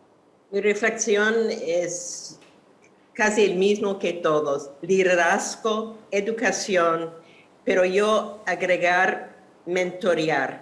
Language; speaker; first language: Spanish; non-native, fluent; English